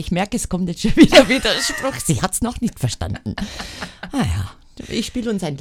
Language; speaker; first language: German; native; German